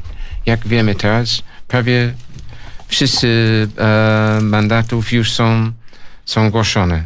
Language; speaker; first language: Polish; non-native, fluent; English